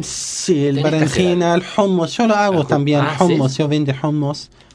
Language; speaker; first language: Spanish; non-native, learner; Arabic